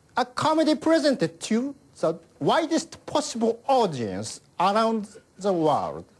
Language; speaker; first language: English; non-native, learner; Japanese